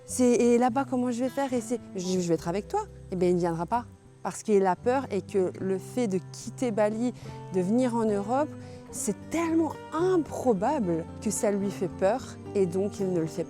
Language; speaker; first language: French; native; French